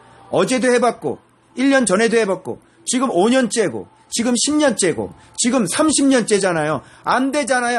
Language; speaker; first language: Korean; native; Korean